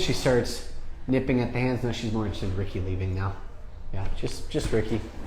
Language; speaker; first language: English; native; English